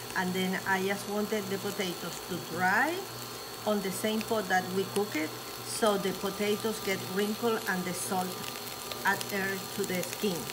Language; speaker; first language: English; non-native, fluent; Spanish